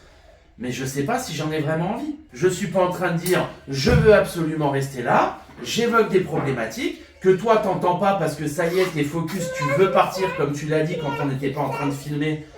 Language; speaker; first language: French; native; French